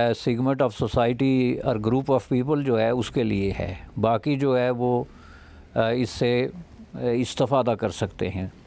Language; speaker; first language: Urdu; non-native, local second language; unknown